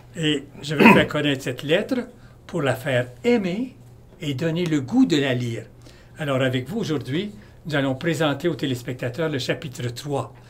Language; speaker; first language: French; native; French